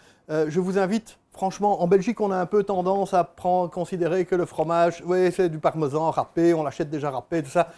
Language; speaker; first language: French; native; French